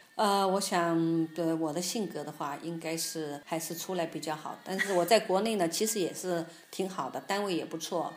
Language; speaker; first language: Chinese; native; Chinese